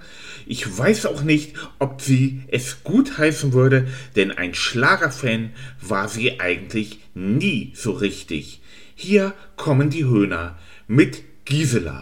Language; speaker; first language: German; native; German